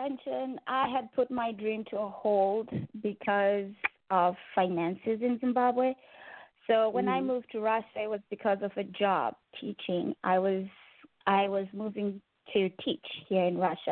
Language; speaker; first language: English; non-native, local second language; Shona